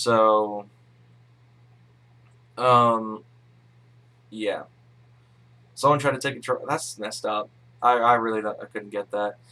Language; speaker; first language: English; native; English